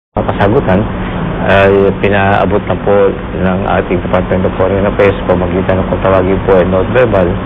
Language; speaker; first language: Filipino; native; Filipino